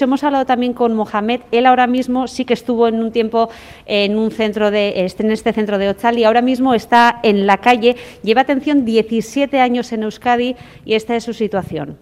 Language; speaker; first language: Spanish; native; Spanish